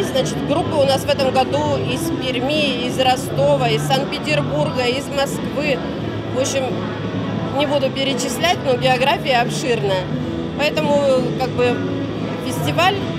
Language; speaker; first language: Russian; native; Russian